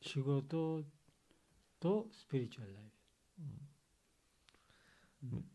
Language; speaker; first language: Japanese; non-native, fluent; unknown